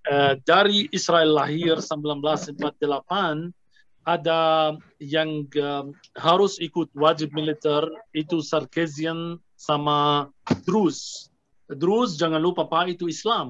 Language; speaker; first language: Indonesian; non-native, fluent; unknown